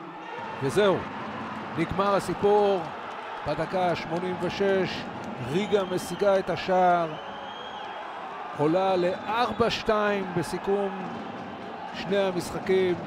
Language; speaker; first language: Hebrew; native; Hebrew